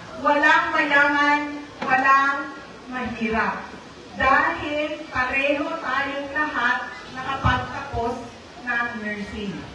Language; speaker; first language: Filipino; non-native, local second language; Cebuano